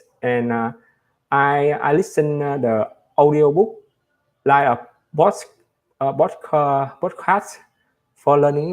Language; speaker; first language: English; non-native, learner; Vietnamese